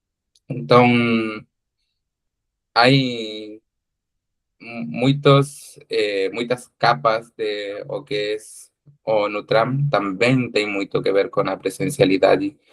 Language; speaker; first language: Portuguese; non-native, learner; Spanish